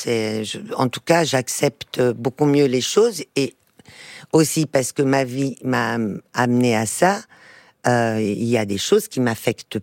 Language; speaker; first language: French; non-native, fluent; Portuguese